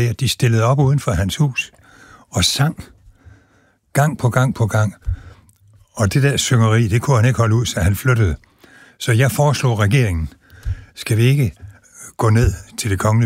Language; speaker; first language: Danish; native; Danish